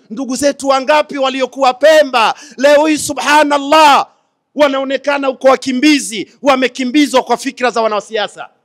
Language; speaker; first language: Swahili; native; Swahili